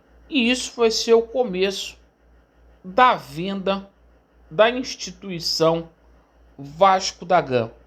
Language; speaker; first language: Portuguese; native; Portuguese